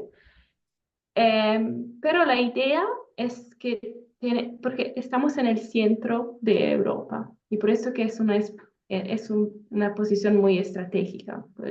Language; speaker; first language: Spanish; non-native, fluent; Italian